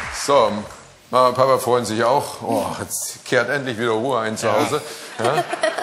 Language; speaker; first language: German; native; German